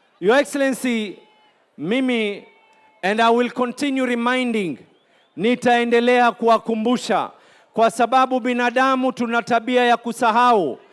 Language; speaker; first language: Swahili; native; Swahili